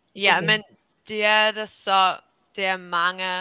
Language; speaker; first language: Danish; early bilingual, heritage; English